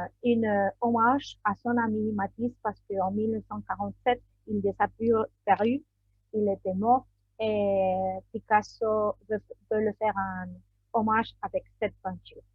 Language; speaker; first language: French; non-native, learner; Spanish